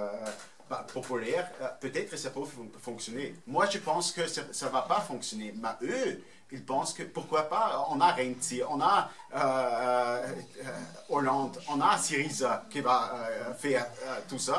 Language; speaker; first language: French; non-native, fluent; German